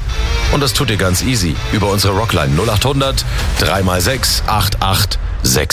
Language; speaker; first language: German; native; German